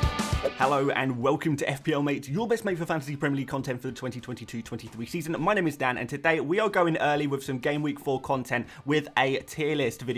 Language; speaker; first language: English; native; English